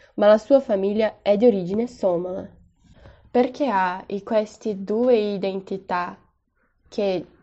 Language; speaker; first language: Italian; non-native, fluent; Portuguese